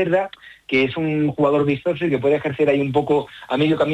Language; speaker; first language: Spanish; native; Spanish